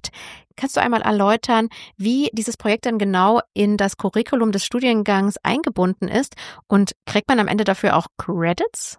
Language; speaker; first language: German; native; German